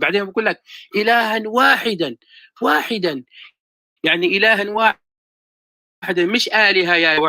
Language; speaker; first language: Arabic; native; Arabic